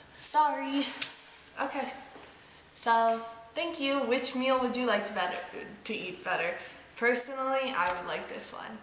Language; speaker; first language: English; native; English